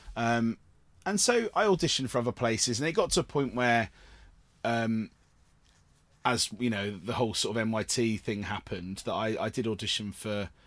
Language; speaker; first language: English; native; English